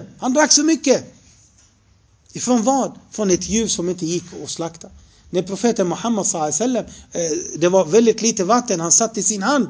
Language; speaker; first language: Swedish; non-native, fluent; Arabic